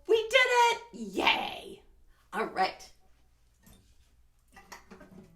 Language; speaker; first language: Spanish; non-native, learner; English